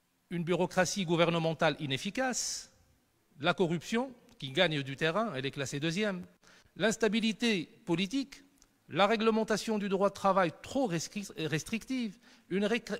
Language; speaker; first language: French; non-native, local second language; Arabic